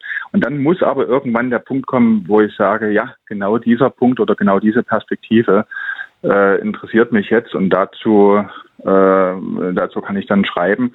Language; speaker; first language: German; native; German